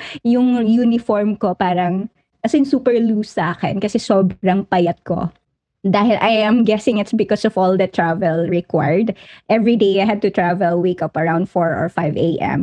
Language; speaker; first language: English; non-native, local second language; Waray